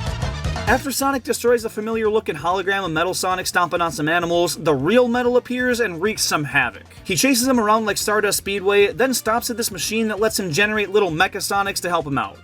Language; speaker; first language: English; native; English